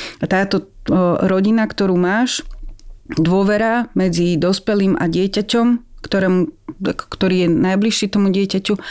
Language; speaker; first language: Slovak; native; Slovak